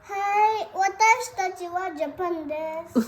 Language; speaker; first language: Japanese; non-native, learner; Mizo